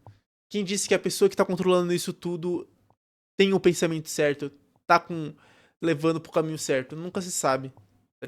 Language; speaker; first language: Portuguese; native; Portuguese